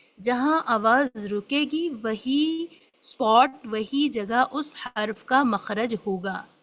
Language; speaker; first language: Urdu; native; Urdu